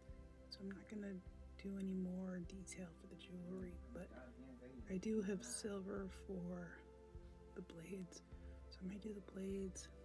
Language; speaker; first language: English; native; English